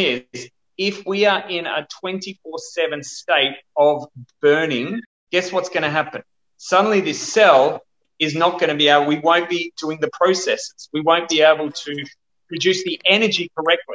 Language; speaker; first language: English; native; English